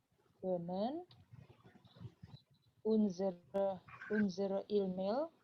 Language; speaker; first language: German; non-native, learner; Indonesian